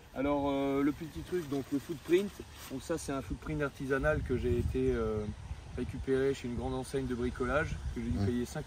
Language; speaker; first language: French; native; French